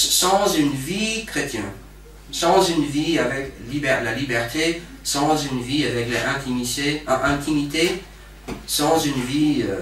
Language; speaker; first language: French; non-native, fluent; English